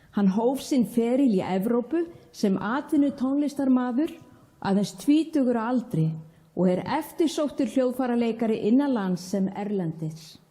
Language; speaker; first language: Icelandic; native; Icelandic